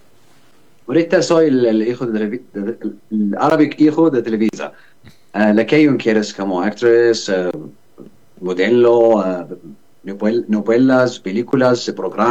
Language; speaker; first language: Spanish; non-native, learner; Arabic